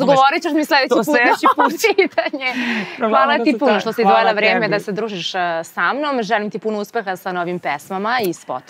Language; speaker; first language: Serbian; native; Serbian